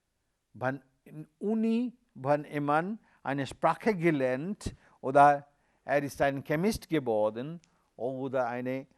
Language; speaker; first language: German; non-native, learner; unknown